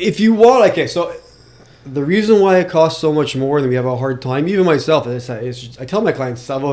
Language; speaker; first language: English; non-native, local second language; French